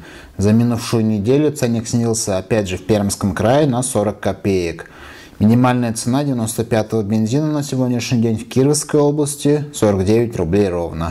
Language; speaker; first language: Russian; native; Russian